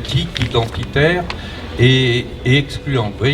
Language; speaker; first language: French; native; French